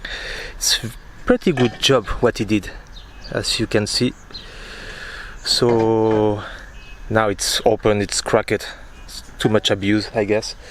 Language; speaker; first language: English; non-native, fluent; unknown